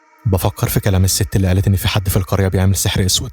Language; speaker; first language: Arabic; native; Arabic